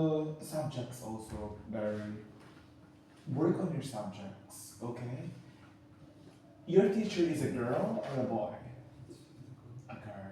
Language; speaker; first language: English; non-native, fluent; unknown